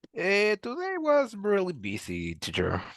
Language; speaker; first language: English; non-native, learner; Spanish